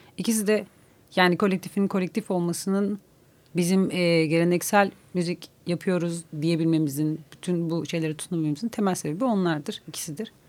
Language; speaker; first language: Turkish; native; Turkish